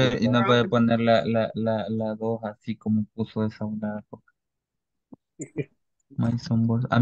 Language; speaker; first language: Spanish; native; Spanish